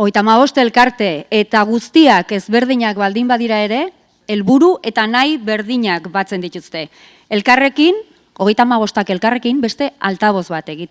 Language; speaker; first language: Basque; native; Basque